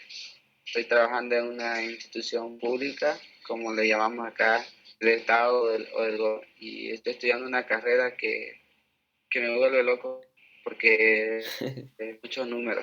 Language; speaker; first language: Spanish; native; Spanish